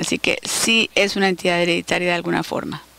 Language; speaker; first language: Spanish; native; Spanish